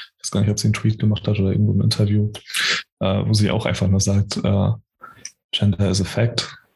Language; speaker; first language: German; early bilingual, other home language; Portuguese